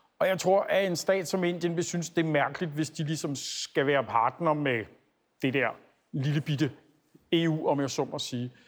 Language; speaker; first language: Danish; native; Danish